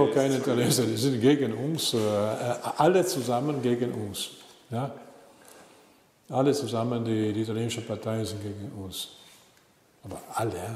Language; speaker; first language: German; non-native, learner; Italian